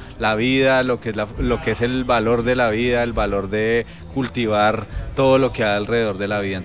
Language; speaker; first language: Spanish; native; Spanish